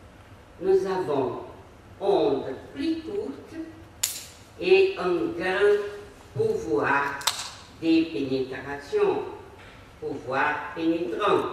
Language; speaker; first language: French; non-native, fluent; Portuguese